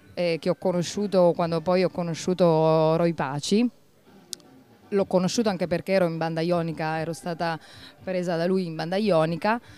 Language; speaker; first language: Italian; native; Italian